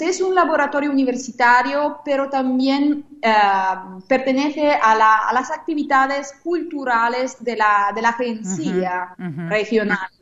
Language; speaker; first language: Spanish; non-native, fluent; Italian